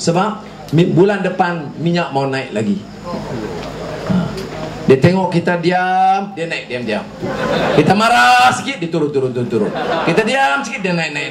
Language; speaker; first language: Malay; native; Malay